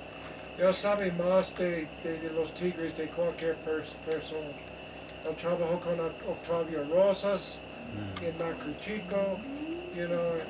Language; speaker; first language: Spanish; non-native, learner; English